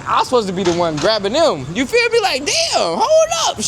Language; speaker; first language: English; native; English